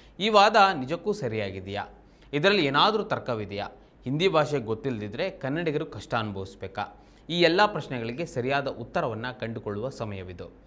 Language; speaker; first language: Kannada; native; Kannada